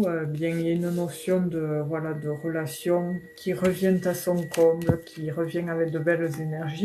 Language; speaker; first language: French; native; French